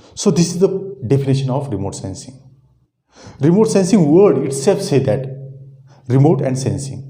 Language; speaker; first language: English; non-native, local second language; Marathi